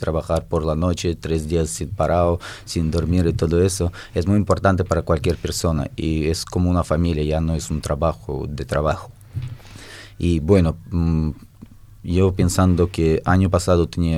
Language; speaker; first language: Spanish; non-native, fluent; Russian